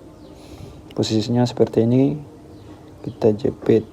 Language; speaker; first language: Indonesian; native; Indonesian